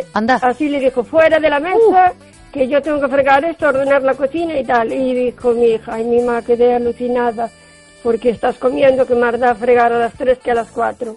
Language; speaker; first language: Spanish; native; Spanish